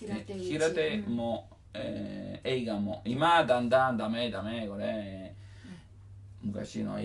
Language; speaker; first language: Japanese; non-native, learner; Italian